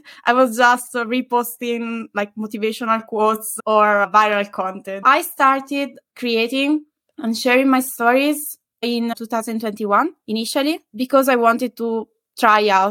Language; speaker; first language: English; non-native, fluent; Italian